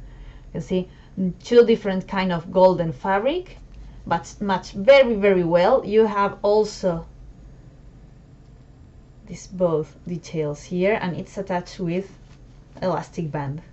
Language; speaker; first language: English; non-native, fluent; Spanish